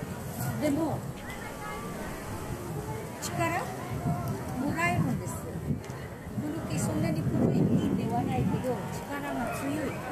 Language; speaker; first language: Japanese; non-native, fluent; Filipino